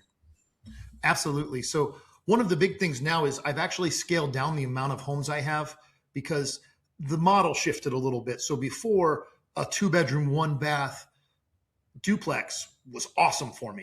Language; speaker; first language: English; native; English